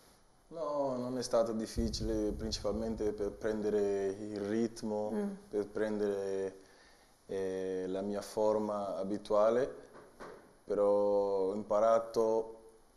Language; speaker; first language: Italian; non-native, learner; Portuguese